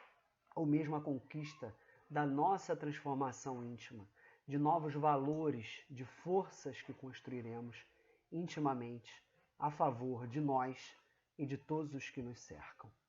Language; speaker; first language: Portuguese; native; Portuguese